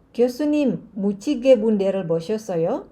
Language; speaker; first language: Korean; non-native, fluent; Indonesian